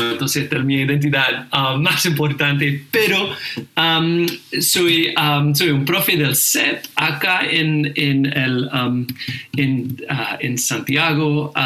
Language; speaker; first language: Spanish; non-native, fluent; English